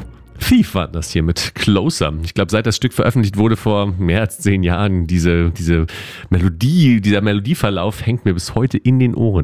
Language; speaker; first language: German; native; German